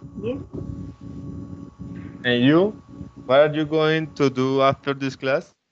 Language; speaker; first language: English; non-native, fluent; Spanish